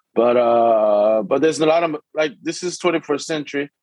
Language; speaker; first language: English; early bilingual, other home language; Korean